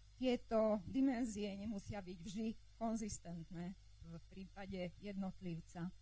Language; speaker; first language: Slovak; non-native, local second language; Hungarian